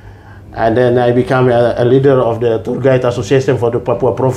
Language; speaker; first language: English; non-native, learner; Indonesian